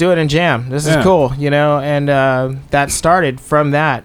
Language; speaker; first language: English; non-native, fluent; French